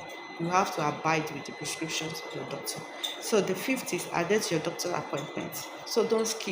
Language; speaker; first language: English; non-native, local second language; Yoruba